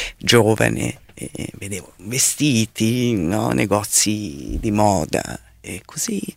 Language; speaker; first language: Italian; non-native, fluent; Serbian